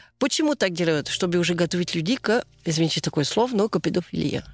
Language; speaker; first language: Russian; non-native, learner; French